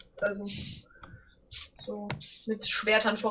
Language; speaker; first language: German; native; German